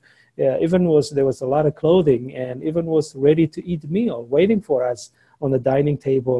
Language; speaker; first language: English; non-native, fluent; Somali